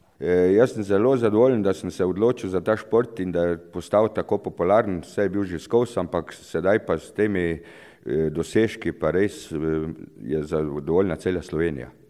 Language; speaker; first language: Slovenian; native; Slovenian